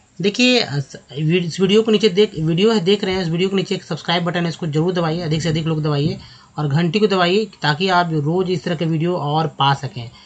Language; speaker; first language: Hindi; native; Hindi